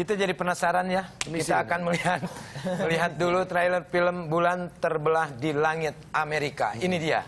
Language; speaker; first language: Indonesian; native; Indonesian